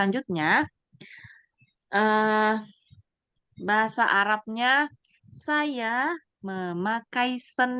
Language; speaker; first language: Indonesian; native; Indonesian